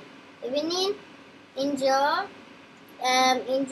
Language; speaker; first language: Persian; early bilingual, heritage; Persian